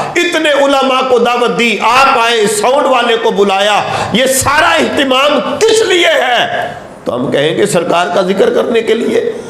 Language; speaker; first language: Urdu; non-native, local second language; Punjabi